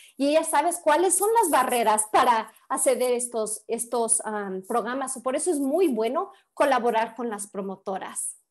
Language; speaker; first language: Spanish; early bilingual, heritage; Spanish